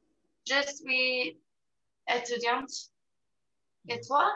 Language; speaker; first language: French; non-native, learner; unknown